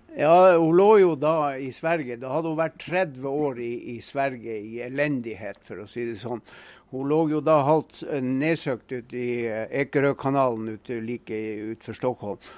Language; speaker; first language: Norwegian; native; Norwegian